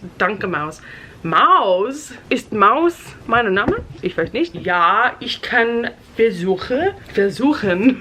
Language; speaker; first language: German; non-native, learner; English